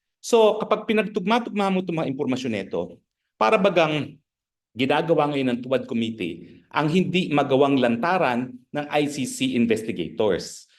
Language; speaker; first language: Filipino; native; Filipino